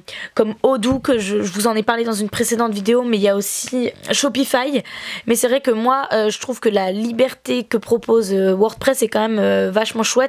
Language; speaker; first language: French; native; French